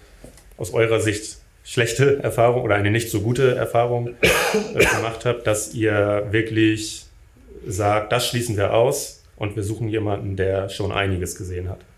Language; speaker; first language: German; native; German